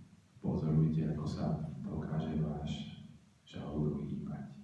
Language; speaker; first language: Slovak; native; Slovak